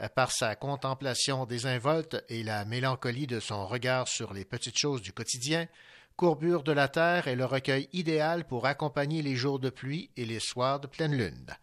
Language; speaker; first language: French; native; French